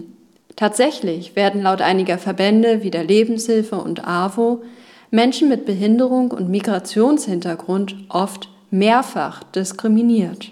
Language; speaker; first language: German; native; German